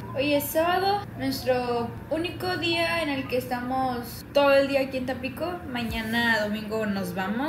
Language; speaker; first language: Spanish; native; Spanish